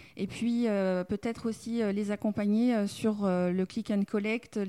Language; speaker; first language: French; native; French